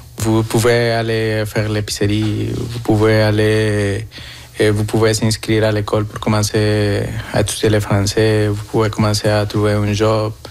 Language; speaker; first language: French; non-native, fluent; Spanish